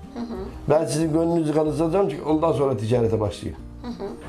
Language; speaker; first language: Turkish; native; Turkish